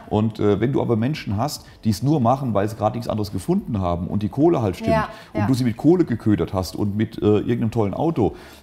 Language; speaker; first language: German; native; German